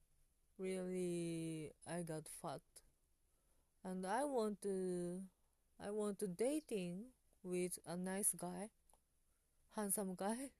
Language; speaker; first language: English; non-native, learner; Japanese